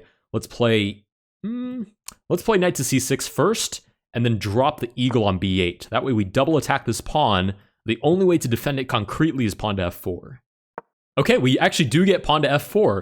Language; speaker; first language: English; native; English